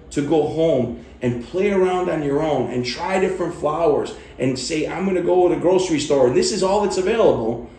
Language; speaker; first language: English; early bilingual, other home language; Italian